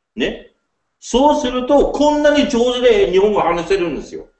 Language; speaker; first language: Japanese; non-native, fluent; English